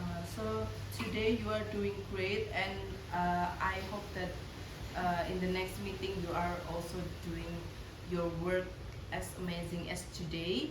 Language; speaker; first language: English; non-native, learner; Indonesian